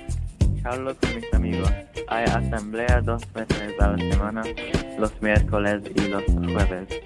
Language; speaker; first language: Spanish; non-native, learner; English